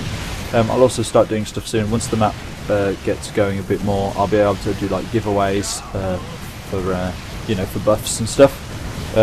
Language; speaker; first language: English; native; English